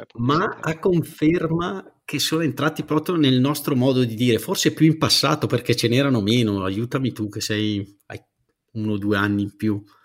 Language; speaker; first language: Italian; native; Italian